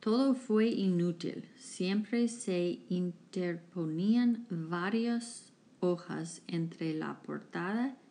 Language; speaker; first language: Spanish; non-native, learner; English